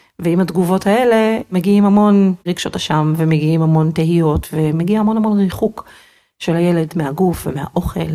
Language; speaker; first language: Hebrew; native; Hebrew